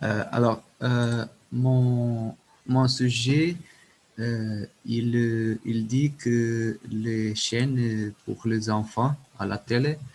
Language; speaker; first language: French; non-native, learner; Portuguese